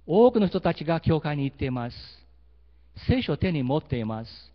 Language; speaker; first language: Japanese; early bilingual, heritage; Portuguese